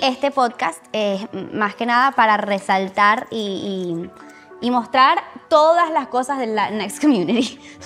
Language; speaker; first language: Spanish; early bilingual, heritage; Spanish